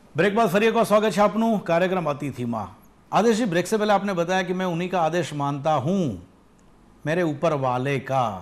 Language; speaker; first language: Hindi; non-native, local second language; Gujarati